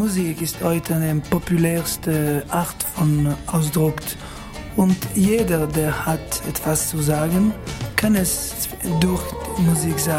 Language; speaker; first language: German; non-native, learner; French